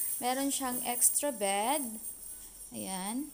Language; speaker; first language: Filipino; native; Filipino